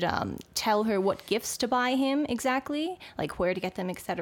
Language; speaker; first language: English; native; English